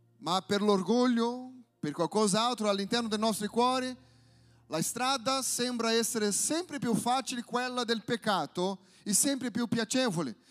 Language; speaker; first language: Italian; non-native, fluent; Portuguese